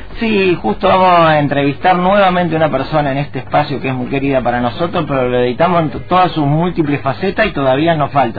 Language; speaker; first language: Spanish; native; Spanish